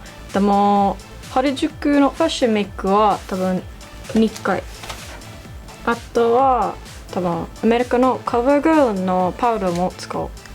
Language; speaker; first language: Japanese; non-native, learner; English